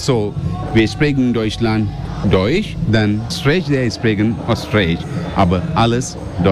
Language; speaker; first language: German; non-native, learner; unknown